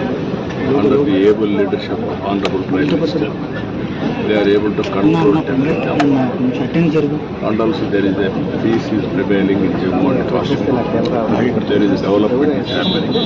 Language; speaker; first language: English; non-native, local second language; Telugu